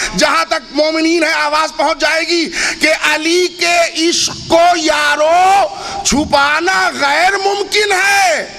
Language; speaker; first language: Urdu; native; Urdu